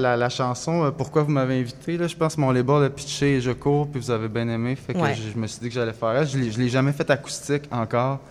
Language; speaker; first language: French; native; French